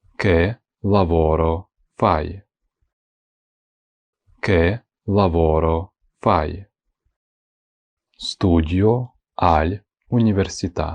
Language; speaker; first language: Italian; non-native, fluent; Ukrainian